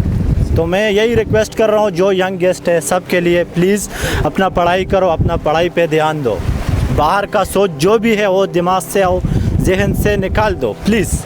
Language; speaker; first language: Hindi; non-native, local second language; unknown